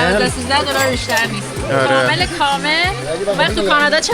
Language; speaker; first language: Persian; native; Persian